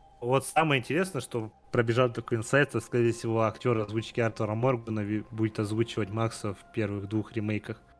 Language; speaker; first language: Russian; native; Russian